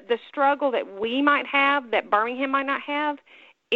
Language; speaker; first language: English; native; English